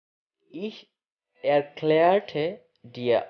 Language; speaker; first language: German; non-native, learner; Bangla